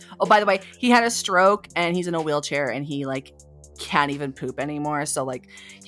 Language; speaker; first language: English; native; English